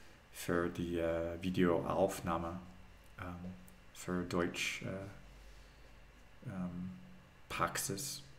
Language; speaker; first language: German; non-native, learner; English